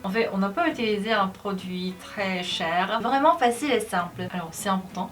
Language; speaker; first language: French; non-native, learner; Korean